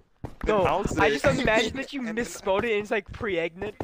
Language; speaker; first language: English; native; English